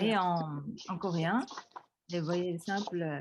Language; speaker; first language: French; early bilingual, other home language; Korean